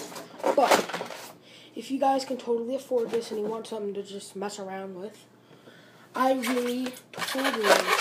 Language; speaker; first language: English; native; English